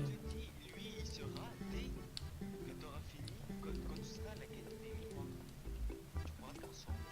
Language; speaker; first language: French; native; French